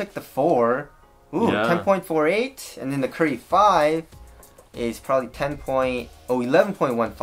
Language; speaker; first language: English; native; English